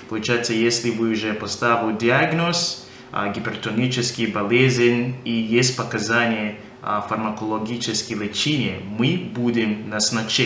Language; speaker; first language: Russian; non-native, fluent; English